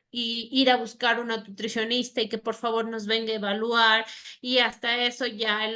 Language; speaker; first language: Spanish; native; Spanish